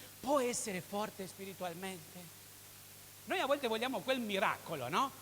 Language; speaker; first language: Italian; non-native, fluent; Spanish